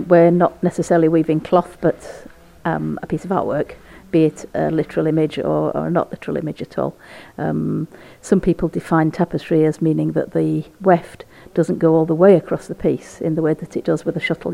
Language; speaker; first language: English; native; English